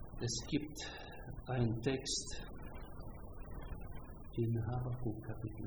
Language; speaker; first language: German; non-native, fluent; Hungarian